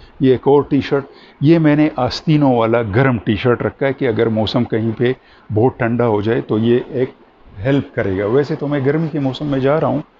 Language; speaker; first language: Urdu; non-native, local second language; Pashto